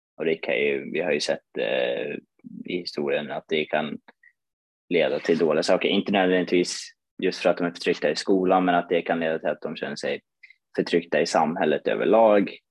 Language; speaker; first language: Swedish; early bilingual, other home language; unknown